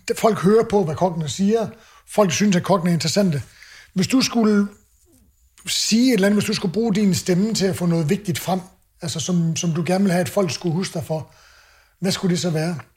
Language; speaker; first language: Danish; native; Danish